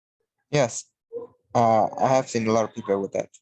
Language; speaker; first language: English; non-native, learner; Burmese